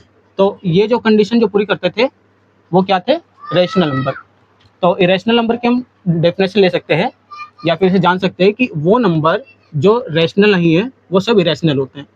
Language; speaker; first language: Hindi; native; Hindi